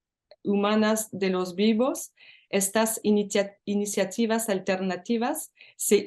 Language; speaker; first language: Spanish; non-native, learner; French